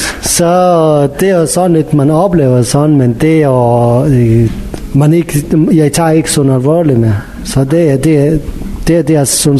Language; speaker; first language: Danish; non-native, learner; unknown